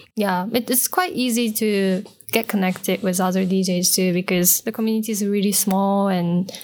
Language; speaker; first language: English; non-native, fluent; Japanese